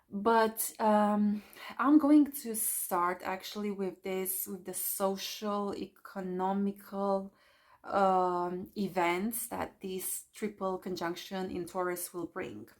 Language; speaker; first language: English; non-native, fluent; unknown